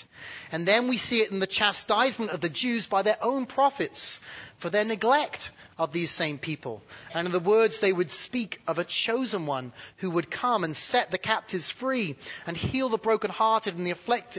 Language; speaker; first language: English; native; English